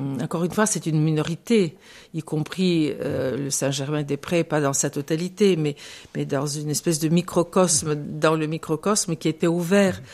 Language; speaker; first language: French; non-native, fluent; Bulgarian